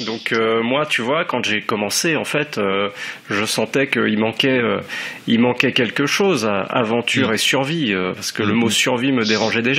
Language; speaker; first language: French; native; French